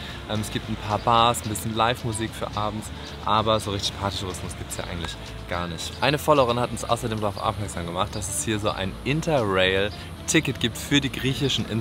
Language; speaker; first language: German; native; German